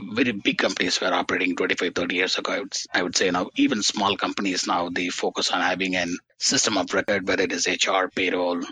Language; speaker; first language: English; non-native, local second language; Tamil